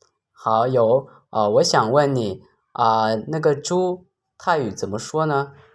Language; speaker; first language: Chinese; non-native, learner; Lao